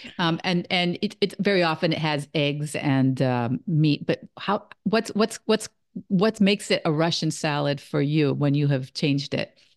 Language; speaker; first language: English; native; English